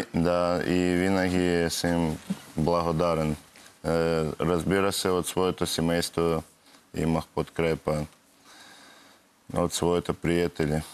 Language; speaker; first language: Bulgarian; non-native, learner; Russian